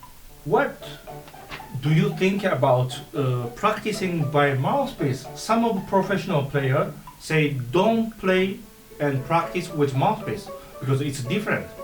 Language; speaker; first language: English; non-native, learner; Japanese